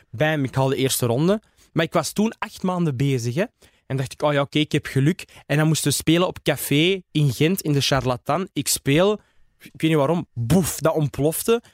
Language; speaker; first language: Dutch; early bilingual, other home language; Arabic